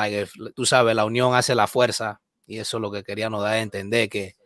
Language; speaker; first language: Spanish; early bilingual, heritage; Spanish